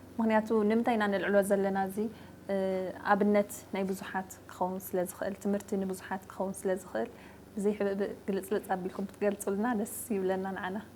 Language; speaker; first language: Tigrinya; native; Tigrinya